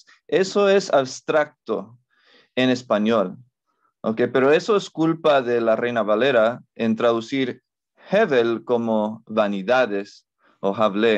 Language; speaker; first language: Spanish; non-native, fluent; English